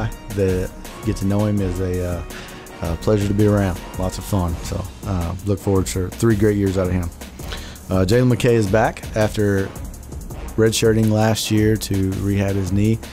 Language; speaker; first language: English; native; English